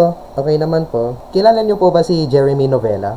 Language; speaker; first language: Filipino; early bilingual, heritage; Filipino